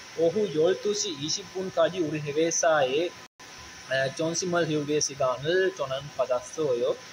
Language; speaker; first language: Korean; non-native, learner; Sinhala